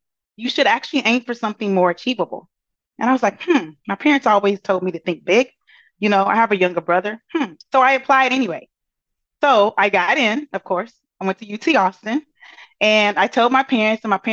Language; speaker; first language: English; native; English